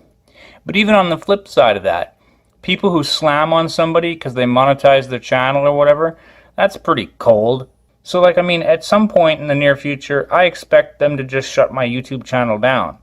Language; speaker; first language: English; native; English